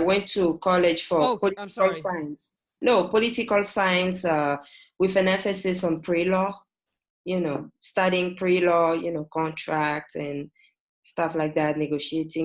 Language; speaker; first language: English; non-native, fluent; French